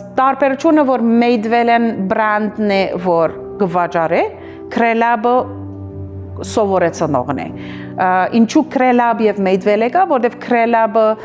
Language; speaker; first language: Armenian; early bilingual, heritage; Armenian